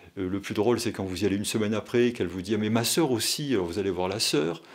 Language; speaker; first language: French; native; French